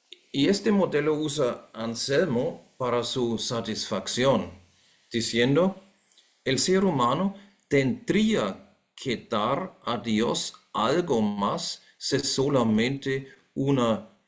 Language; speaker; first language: Spanish; non-native, fluent; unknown